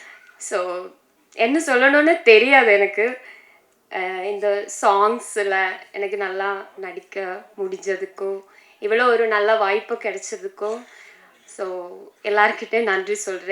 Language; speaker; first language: Tamil; non-native, fluent; Divehi